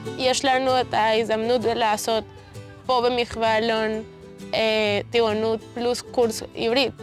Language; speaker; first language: Hebrew; non-native, fluent; Spanish